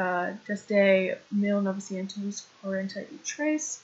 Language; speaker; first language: Spanish; non-native, learner; English